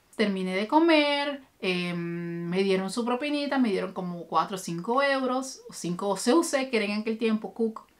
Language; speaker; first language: Spanish; native; Spanish